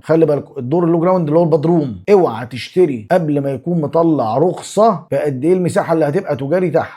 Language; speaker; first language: Arabic; native; Arabic